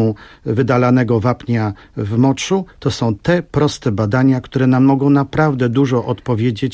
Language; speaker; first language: Polish; native; Polish